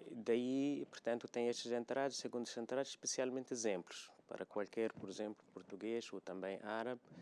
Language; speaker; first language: Portuguese; non-native, fluent; Arabic